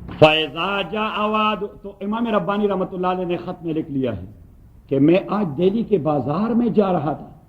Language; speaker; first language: Urdu; non-native, local second language; Pashto